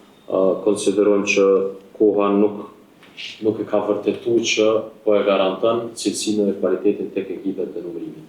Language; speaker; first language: Albanian; native; Albanian